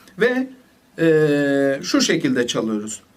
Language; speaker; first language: Turkish; native; Turkish